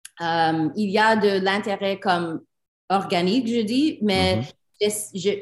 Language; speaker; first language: French; non-native, learner; English